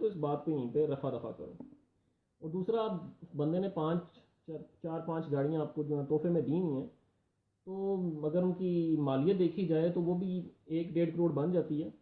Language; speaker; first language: Urdu; non-native, local second language; Punjabi